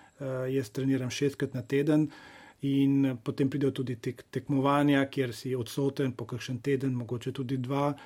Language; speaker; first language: Slovenian; native; Slovenian